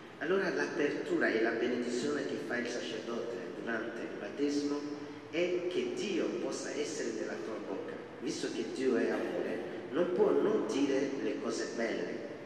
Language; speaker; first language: Italian; non-native, fluent; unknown